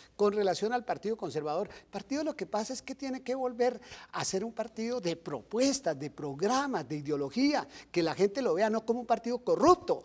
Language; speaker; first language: Spanish; native; Spanish